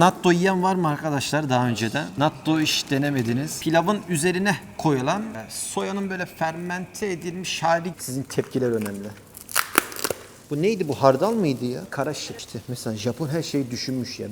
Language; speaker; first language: Turkish; native; Turkish